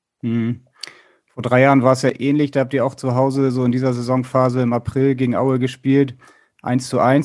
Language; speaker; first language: German; native; German